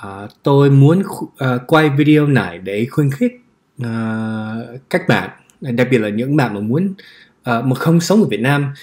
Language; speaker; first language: Vietnamese; non-native, learner; English